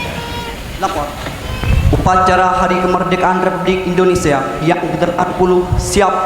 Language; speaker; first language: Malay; non-native, local second language; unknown